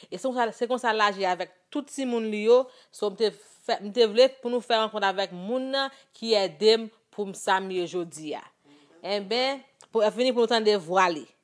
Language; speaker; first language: Haitian Creole; early bilingual, heritage; English